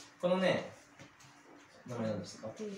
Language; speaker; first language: Japanese; native; Japanese